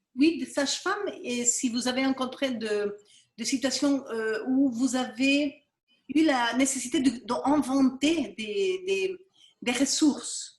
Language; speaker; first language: French; non-native, fluent; Spanish